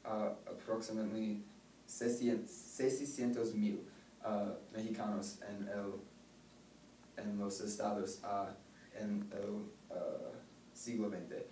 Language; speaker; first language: Spanish; non-native, learner; English